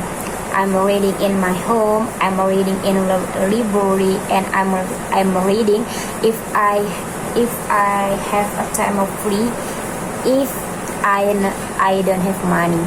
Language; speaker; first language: English; non-native, learner; Indonesian